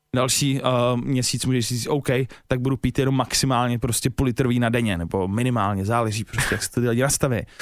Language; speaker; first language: Czech; native; Czech